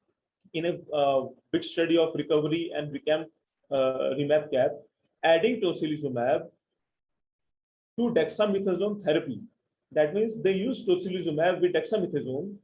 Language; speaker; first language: English; non-native, local second language; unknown